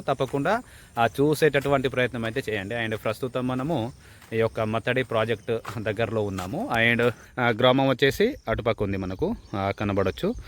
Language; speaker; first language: Telugu; non-native, local second language; Gondi